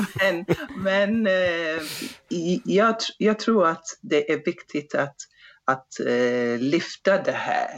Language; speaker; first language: Swedish; non-native, fluent; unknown